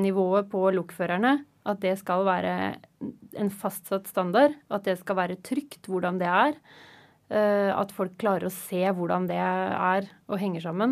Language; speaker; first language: Norwegian; native; Norwegian